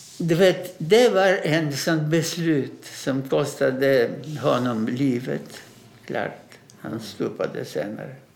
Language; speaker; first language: Swedish; non-native, fluent; Russian